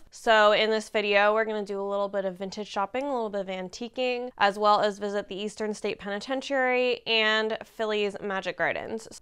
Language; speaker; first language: English; native; English